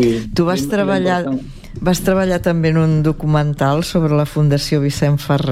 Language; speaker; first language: Catalan; native; Catalan